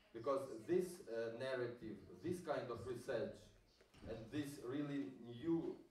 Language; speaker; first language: English; non-native, fluent; Ukrainian